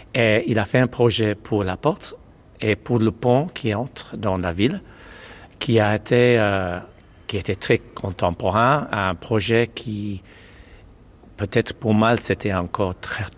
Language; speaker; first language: French; non-native, fluent; Maltese